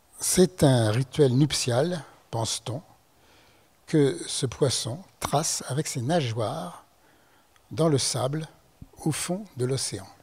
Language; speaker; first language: French; native; French